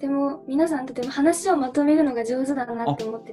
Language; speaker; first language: Japanese; native; Japanese